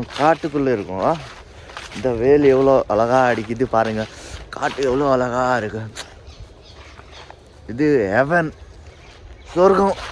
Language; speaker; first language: Tamil; non-native, learner; Nepali